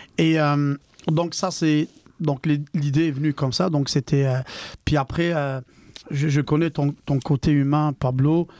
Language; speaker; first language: French; non-native, local second language; Arabic